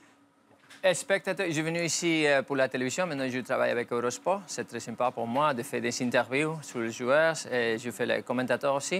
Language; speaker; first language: French; non-native, fluent; Spanish